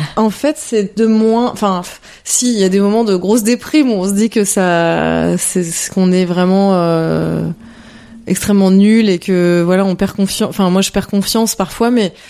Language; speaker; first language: French; native; French